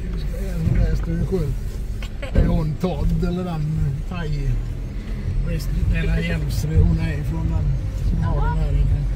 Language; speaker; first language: Swedish; native; Swedish